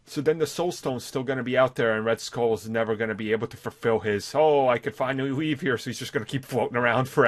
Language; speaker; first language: English; native; English